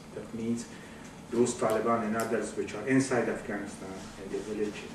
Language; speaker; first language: English; non-native, fluent; Persian